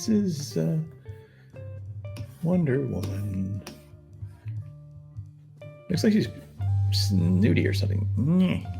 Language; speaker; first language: English; native; English